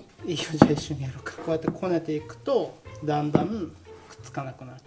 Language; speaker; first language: Japanese; native; Japanese